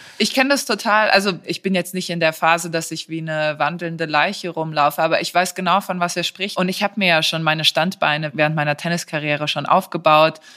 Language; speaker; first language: German; early bilingual, other home language; Serbian